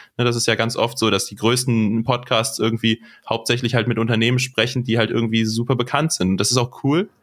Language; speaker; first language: German; native; German